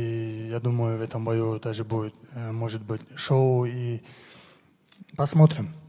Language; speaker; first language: Russian; non-native, local second language; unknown